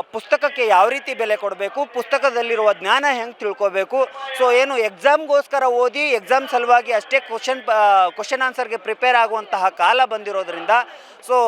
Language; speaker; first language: Kannada; native; Kannada